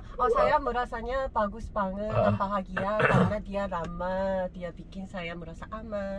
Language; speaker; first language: Indonesian; non-native, learner; Korean